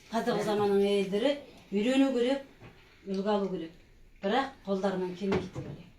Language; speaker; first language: Kazakh; native; Kazakh